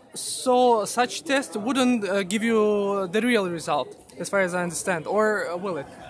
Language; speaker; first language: English; non-native, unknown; Russian